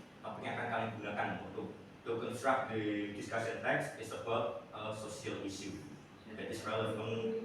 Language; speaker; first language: English; non-native, learner; Indonesian